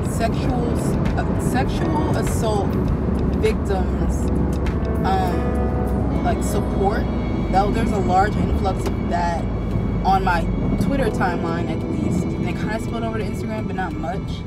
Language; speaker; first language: English; native; English